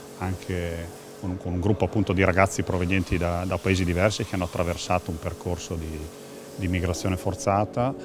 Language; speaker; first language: Italian; native; Italian